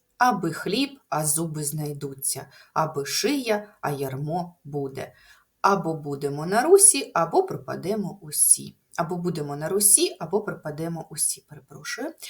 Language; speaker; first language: Ukrainian; native; Ukrainian